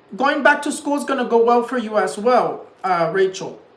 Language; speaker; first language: English; early bilingual, other home language; Spanish